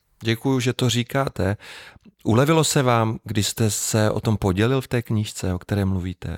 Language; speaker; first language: Czech; native; Czech